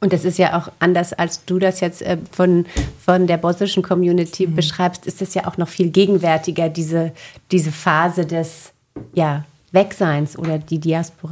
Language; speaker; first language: German; native; German